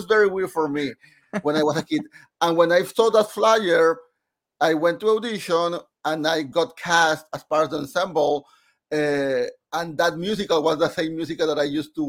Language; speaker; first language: English; non-native, fluent; Spanish